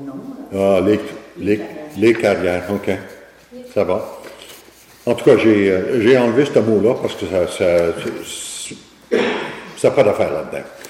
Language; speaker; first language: French; native; French